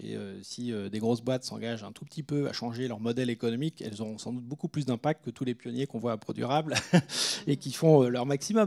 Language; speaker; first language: French; native; French